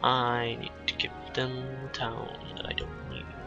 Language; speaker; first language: English; native; English